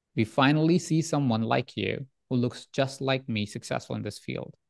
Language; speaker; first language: English; non-native, local second language; Hindi